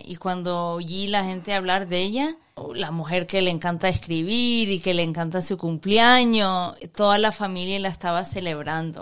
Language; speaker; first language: Spanish; early bilingual, heritage; Spanish